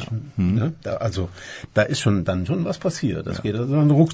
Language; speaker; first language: German; native; German